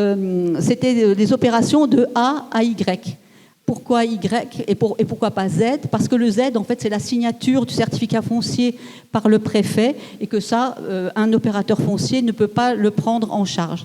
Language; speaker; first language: French; native; French